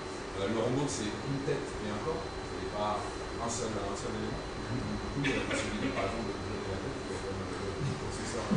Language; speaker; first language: French; native; French